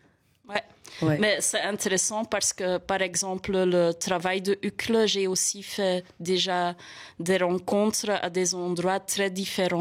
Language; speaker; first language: French; non-native, local second language; Dutch